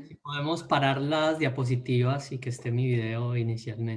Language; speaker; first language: Spanish; native; Spanish